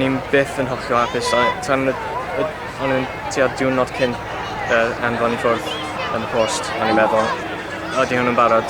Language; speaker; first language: Welsh; non-native, local second language; English